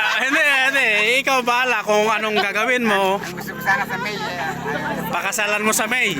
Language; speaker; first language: Filipino; non-native, local second language; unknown